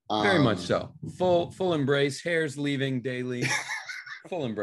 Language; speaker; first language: English; native; English